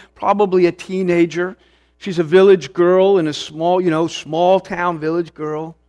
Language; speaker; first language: English; early bilingual, other home language; Swedish